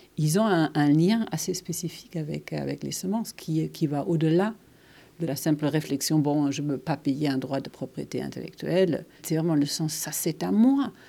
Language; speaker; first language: French; non-native, fluent; German